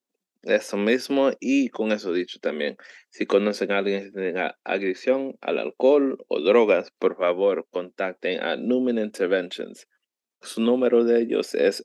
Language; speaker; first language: Spanish; early bilingual, heritage; Spanish